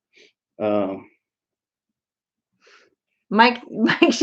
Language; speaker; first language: English; native; English